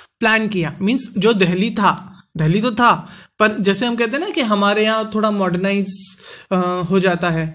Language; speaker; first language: Hindi; non-native, local second language; Gujarati